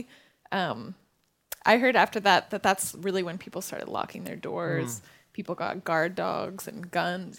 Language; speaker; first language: English; native; English